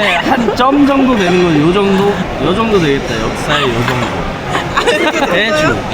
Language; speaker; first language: Korean; native; Korean